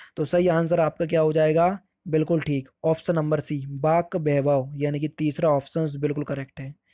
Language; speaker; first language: Hindi; native; Hindi